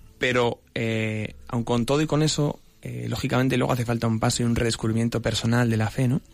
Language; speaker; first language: Spanish; native; Spanish